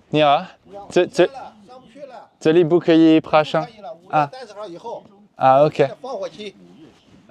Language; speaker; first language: Chinese; non-native, learner; French